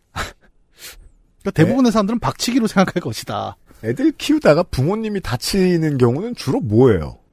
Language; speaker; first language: Korean; native; Korean